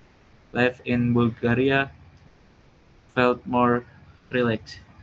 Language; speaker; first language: English; non-native, learner; Indonesian